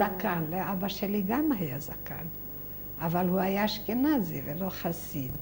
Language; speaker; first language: Hebrew; non-native, fluent; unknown